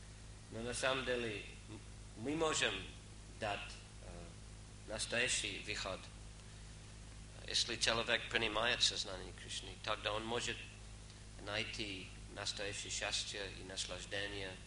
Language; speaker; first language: Russian; non-native, fluent; English